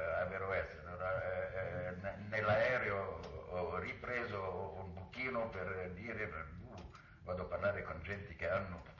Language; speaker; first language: Italian; non-native, local second language; Arabic